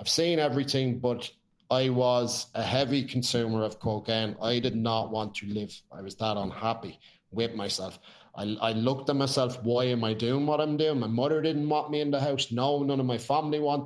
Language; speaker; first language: English; native; English